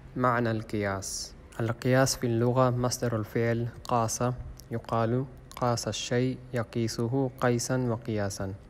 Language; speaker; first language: Arabic; non-native, fluent; Malay